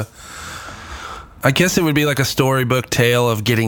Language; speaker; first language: English; native; English